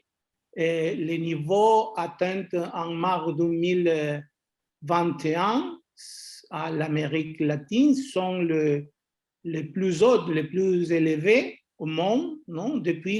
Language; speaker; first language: French; non-native, fluent; Spanish